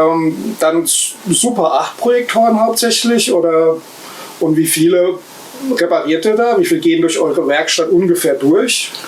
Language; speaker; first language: German; native; German